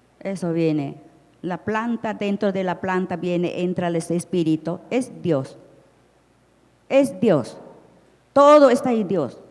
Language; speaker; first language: Spanish; non-native, local second language; Shipibo-Conibo